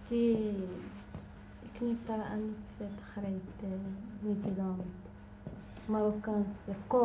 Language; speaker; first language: Dutch; non-native, learner; Arabic